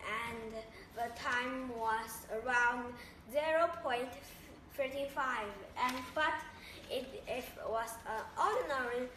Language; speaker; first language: English; non-native, learner; Chinese